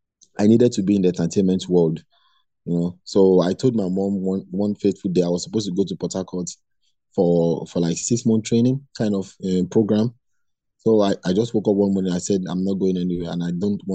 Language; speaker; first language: English; non-native, local second language; Igbo